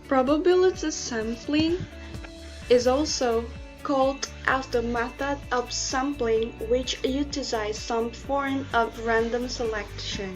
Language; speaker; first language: English; non-native, learner; Indonesian